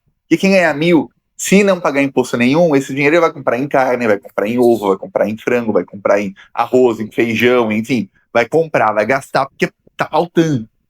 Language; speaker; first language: Portuguese; native; Portuguese